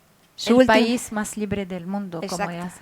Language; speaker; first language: Spanish; non-native, fluent; Arabic